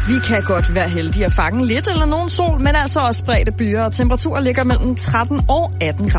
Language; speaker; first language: Danish; native; Danish